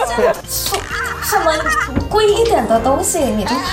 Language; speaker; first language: Chinese; non-native, fluent; Thai